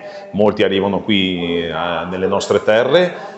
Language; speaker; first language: Italian; native; Italian